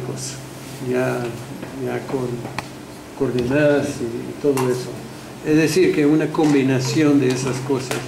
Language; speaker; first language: Spanish; non-native, fluent; English